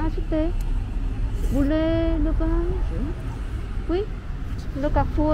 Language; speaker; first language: French; non-native, learner; Vietnamese